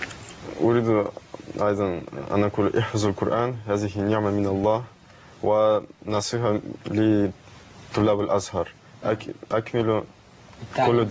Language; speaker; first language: Arabic; non-native, learner; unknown